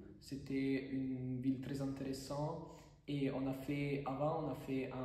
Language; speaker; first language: French; non-native, fluent; Italian